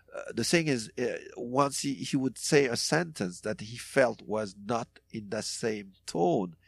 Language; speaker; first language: English; non-native, fluent; French